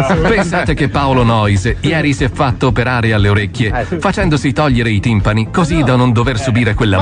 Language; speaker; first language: Italian; native; Italian